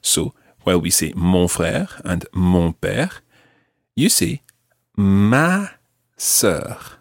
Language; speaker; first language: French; non-native, fluent; English